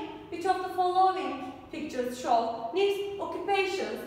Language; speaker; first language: English; non-native, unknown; Turkish